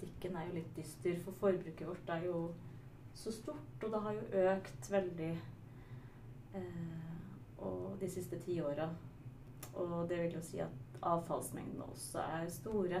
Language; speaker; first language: Norwegian; native; Norwegian